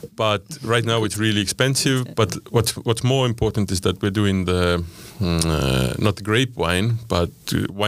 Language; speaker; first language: English; non-native, fluent; Estonian